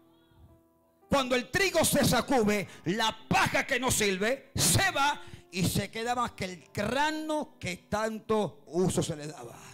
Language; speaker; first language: Spanish; native; Spanish